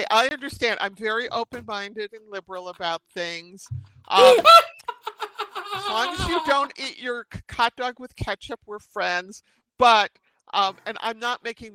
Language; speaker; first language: English; native; English